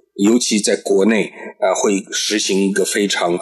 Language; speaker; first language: Chinese; native; Chinese